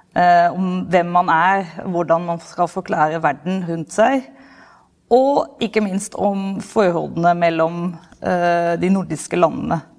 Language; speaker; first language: Norwegian; non-native, fluent; Dutch